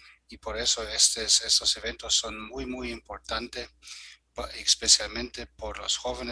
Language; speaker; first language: Spanish; non-native, fluent; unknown